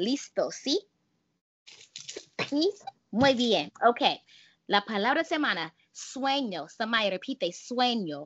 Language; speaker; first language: Spanish; non-native, fluent; English